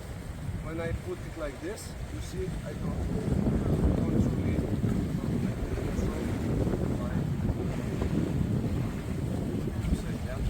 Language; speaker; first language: English; non-native, learner; Slovenian